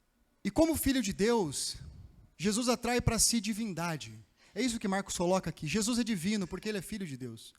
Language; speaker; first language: Portuguese; native; Portuguese